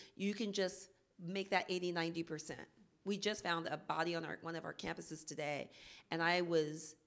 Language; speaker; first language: English; native; English